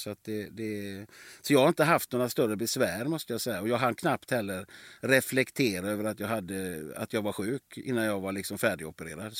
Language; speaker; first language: Swedish; native; Swedish